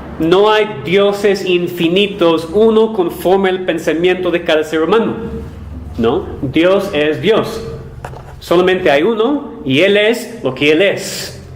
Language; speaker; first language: Spanish; non-native, fluent; English